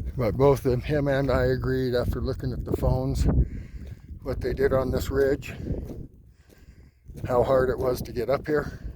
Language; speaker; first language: English; native; English